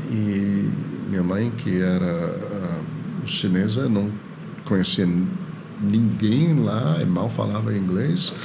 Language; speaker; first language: Portuguese; non-native, fluent; Chinese